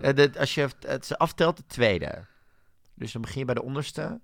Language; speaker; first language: Dutch; native; Dutch